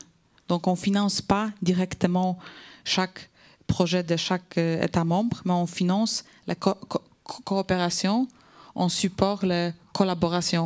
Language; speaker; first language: French; non-native, fluent; Polish